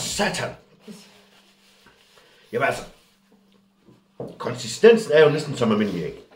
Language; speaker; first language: Danish; native; Danish